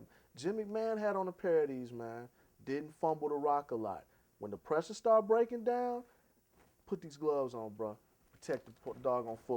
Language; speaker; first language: English; native; English